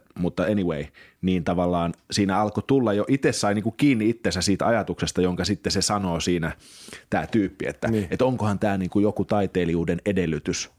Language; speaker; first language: Finnish; native; Finnish